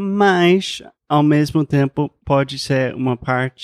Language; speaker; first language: Portuguese; non-native, fluent; English